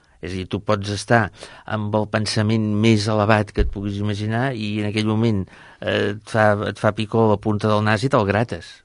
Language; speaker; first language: Catalan; native; Catalan